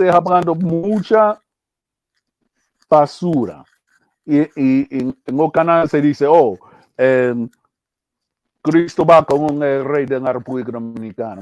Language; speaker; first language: Spanish; early bilingual, heritage; English